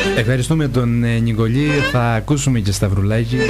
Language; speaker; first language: Greek; native; Greek